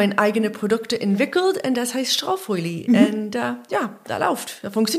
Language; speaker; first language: German; non-native, learner; English